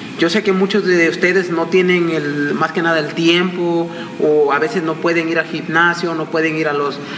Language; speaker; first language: Spanish; non-native, local second language; Nahuatl languages